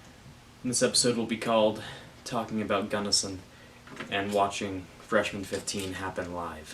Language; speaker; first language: English; native; English